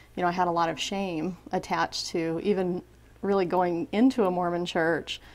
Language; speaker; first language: English; native; English